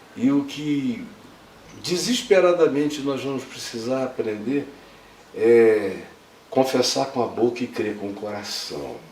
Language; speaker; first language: Portuguese; native; Portuguese